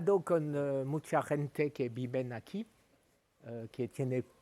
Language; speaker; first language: Spanish; non-native, learner; French